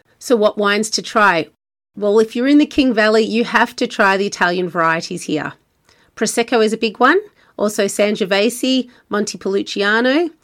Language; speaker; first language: English; native; English